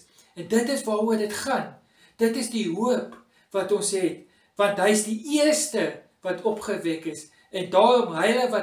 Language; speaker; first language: Afrikaans; native; Afrikaans